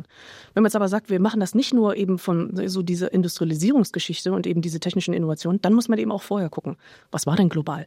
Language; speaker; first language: German; native; German